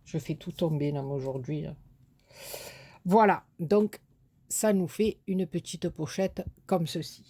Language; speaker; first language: French; native; French